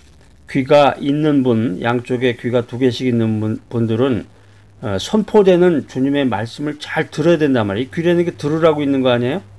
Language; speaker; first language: Korean; native; Korean